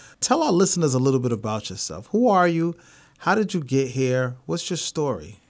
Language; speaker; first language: English; native; English